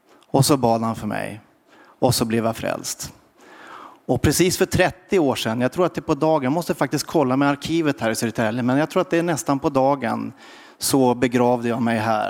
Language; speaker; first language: Swedish; native; Swedish